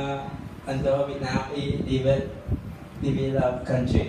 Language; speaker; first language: English; non-native, learner; Vietnamese